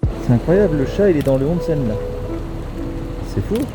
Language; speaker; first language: French; native; French